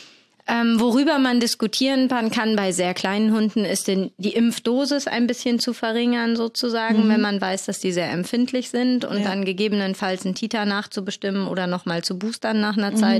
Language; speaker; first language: German; native; German